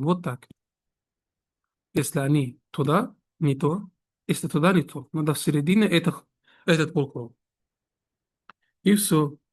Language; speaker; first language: Russian; non-native, fluent; Arabic